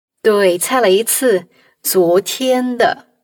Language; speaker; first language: Chinese; non-native, fluent; Portuguese